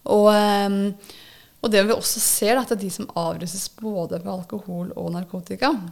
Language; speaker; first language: Norwegian; native; Norwegian